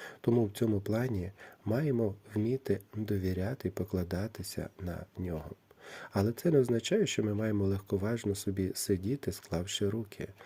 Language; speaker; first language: Ukrainian; native; Ukrainian